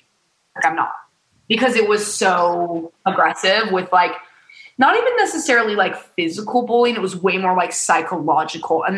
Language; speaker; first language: English; native; English